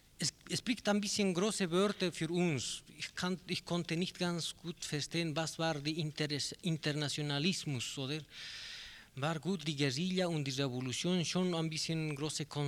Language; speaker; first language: German; non-native, learner; Spanish